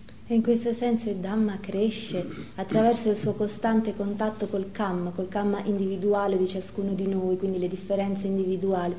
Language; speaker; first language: Italian; native; Italian